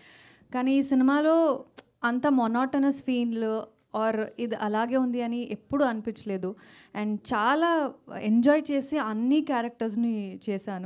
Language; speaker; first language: Telugu; non-native, local second language; Kannada